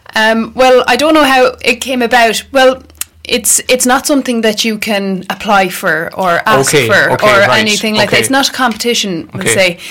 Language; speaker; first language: English; native; English